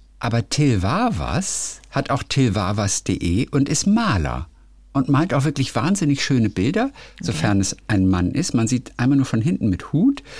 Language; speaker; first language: German; native; German